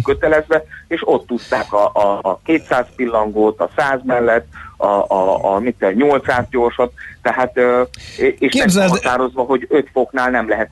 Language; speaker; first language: Hungarian; native; Hungarian